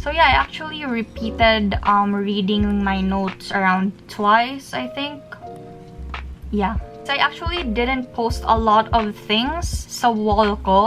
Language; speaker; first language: English; non-native, local second language; Filipino